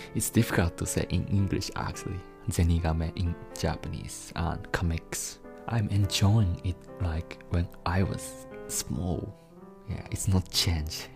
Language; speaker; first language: English; non-native, fluent; Japanese